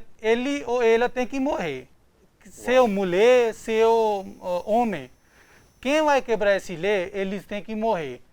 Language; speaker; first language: Portuguese; non-native, learner; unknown